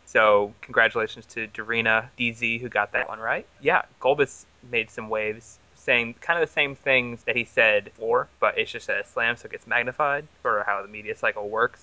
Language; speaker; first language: English; native; English